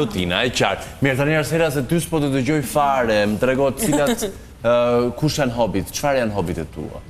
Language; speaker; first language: Albanian; native; Albanian